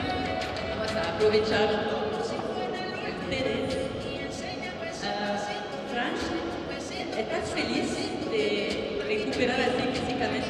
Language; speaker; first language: Spanish; non-native, fluent; French